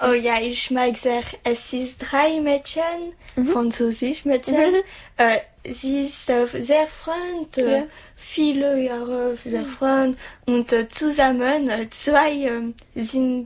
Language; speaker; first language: German; non-native, learner; French